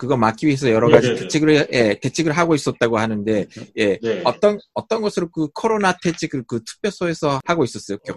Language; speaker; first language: Korean; non-native, fluent; Japanese